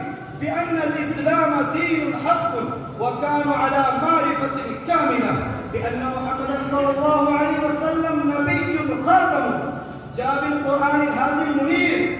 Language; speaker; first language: Arabic; non-native, learner; Urdu